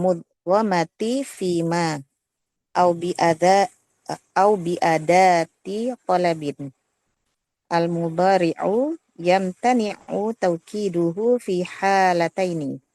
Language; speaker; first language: Arabic; non-native, learner; Indonesian